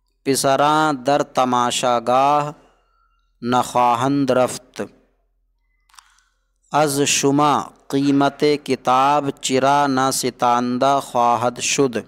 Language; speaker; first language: Persian; non-native, fluent; Urdu